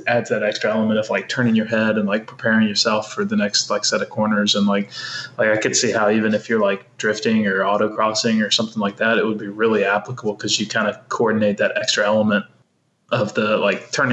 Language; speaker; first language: English; native; English